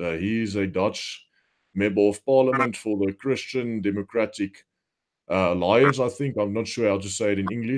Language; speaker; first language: English; non-native, local second language; Afrikaans